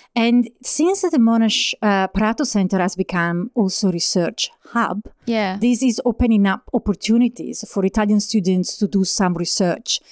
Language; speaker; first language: English; non-native, fluent; Italian